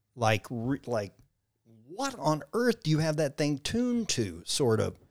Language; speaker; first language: English; native; English